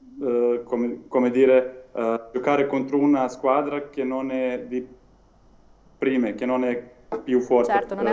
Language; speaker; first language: Italian; non-native, learner; Serbian